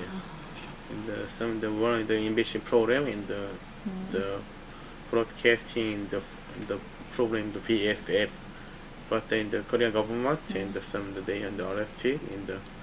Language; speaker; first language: English; non-native, learner; Korean